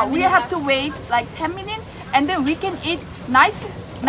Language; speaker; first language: English; non-native, learner; Korean